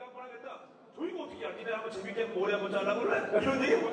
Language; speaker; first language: Korean; native; Korean